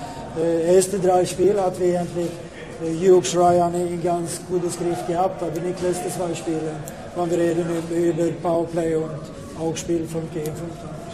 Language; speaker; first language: German; non-native, fluent; Swedish